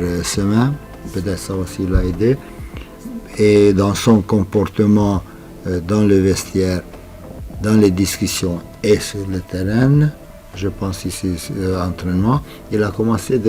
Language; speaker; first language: French; non-native, fluent; Romanian